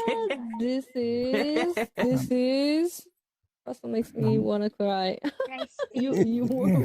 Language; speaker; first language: English; non-native, learner; Japanese